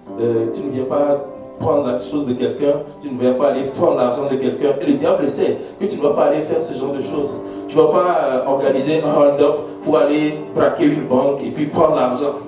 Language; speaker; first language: French; non-native, local second language; Haitian Creole